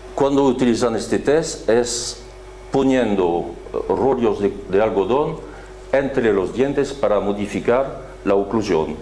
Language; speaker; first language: Spanish; non-native, fluent; French